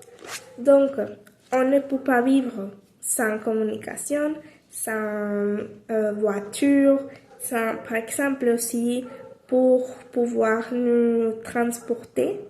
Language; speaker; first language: French; non-native, learner; Spanish